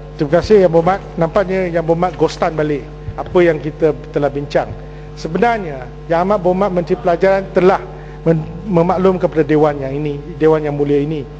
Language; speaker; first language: Malay; non-native, local second language; Chinese